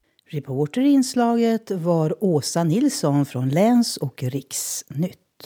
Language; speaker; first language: Swedish; native; Swedish